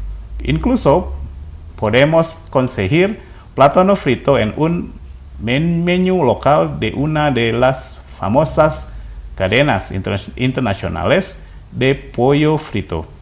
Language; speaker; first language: Spanish; non-native, fluent; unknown